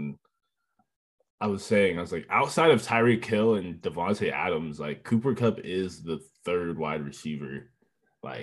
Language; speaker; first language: English; native; English